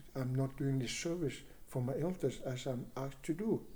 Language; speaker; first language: English; non-native, fluent; Kalaallisut